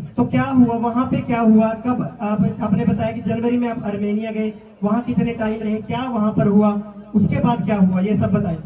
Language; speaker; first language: Hindi; native; Hindi